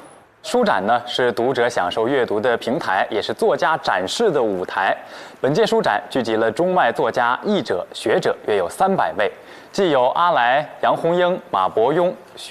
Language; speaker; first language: Chinese; native; Chinese